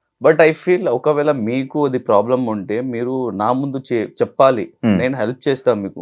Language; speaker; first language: Telugu; non-native, learner; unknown